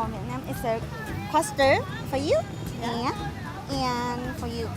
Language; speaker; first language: English; non-native, learner; Vietnamese